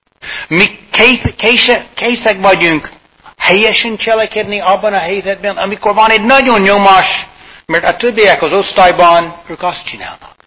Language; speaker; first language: Hungarian; non-native, fluent; English